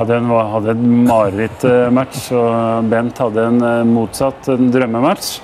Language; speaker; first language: Norwegian; native; Norwegian